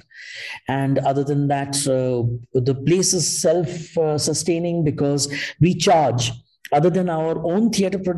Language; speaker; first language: English; non-native, local second language; Hindi